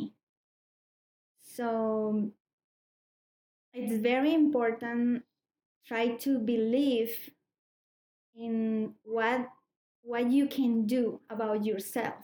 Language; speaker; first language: English; non-native, learner; Spanish